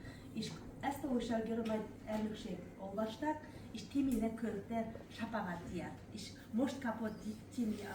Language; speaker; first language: Hungarian; non-native, learner; Kazakh